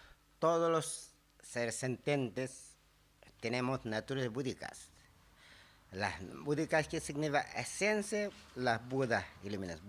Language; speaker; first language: Spanish; non-native, learner; Tibetan